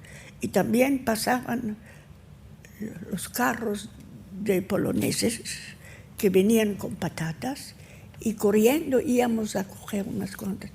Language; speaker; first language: Spanish; early bilingual, heritage; Ladino